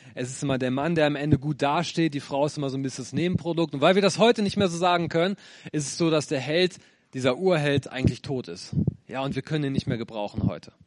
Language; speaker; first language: German; native; German